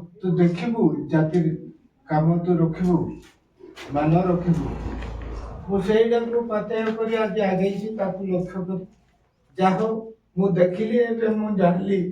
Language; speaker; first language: Odia; non-native, local second language; Santali